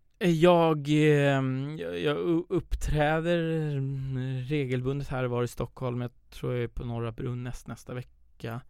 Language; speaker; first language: Swedish; early bilingual, other home language; Persian